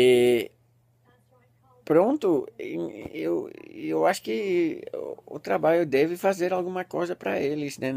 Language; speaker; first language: Portuguese; non-native, learner; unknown